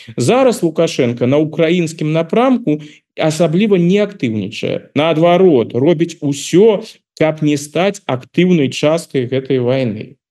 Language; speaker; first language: Belarusian; native; Belarusian